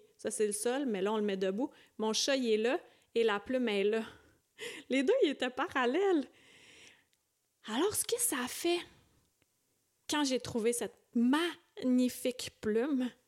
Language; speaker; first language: French; native; French